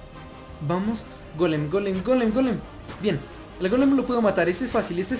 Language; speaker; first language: Spanish; native; Spanish